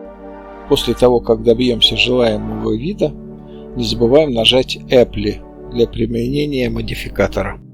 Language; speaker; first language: Russian; native; Russian